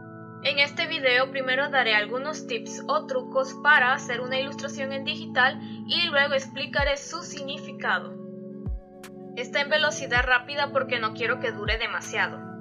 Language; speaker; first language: Spanish; native; Spanish